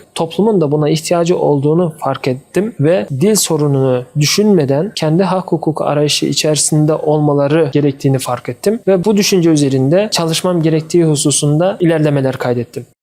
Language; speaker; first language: Turkish; non-native, fluent; Turkmen